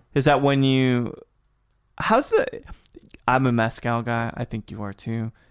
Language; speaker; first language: English; native; English